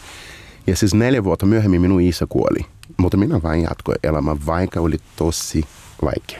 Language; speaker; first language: Finnish; non-native, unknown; Portuguese